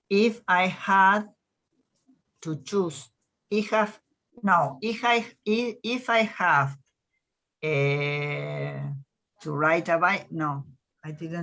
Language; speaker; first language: English; non-native, learner; Spanish